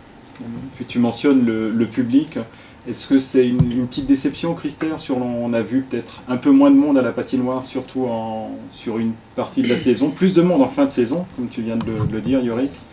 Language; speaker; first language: French; native; French